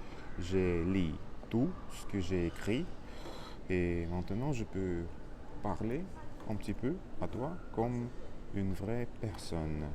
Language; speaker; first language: French; non-native, learner; Russian